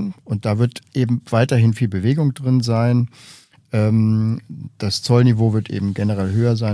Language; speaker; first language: German; native; German